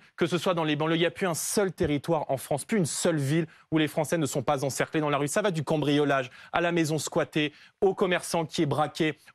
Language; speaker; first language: French; native; French